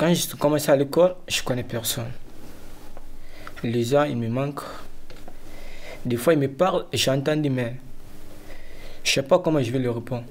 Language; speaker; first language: French; non-native, learner; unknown